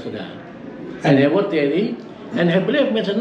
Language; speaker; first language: Dutch; early bilingual, heritage; Dutch